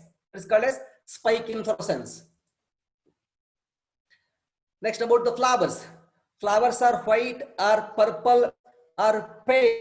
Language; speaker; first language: English; non-native, local second language; Kannada